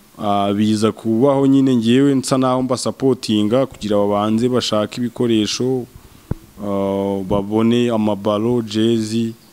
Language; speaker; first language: Kinyarwanda; native; Kinyarwanda